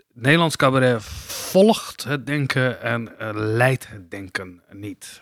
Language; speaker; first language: Dutch; native; Dutch